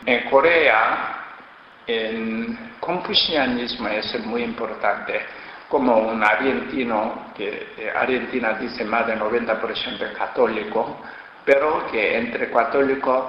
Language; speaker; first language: Spanish; non-native, learner; Korean